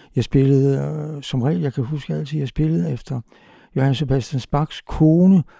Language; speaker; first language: Danish; native; Danish